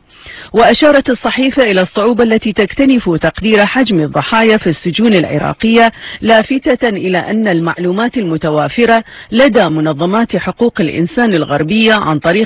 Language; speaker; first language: Arabic; native; Arabic